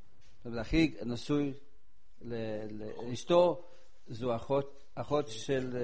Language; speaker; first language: Hebrew; non-native, fluent; Polish